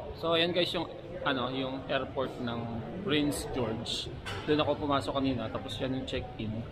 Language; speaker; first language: Filipino; non-native, local second language; Hiligaynon